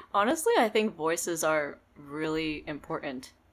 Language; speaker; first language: English; native; English